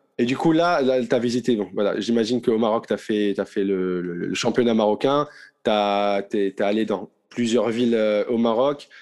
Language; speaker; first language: French; non-native, local second language; Arabic